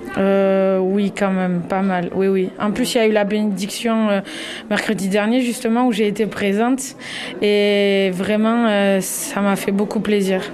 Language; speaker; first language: French; native; French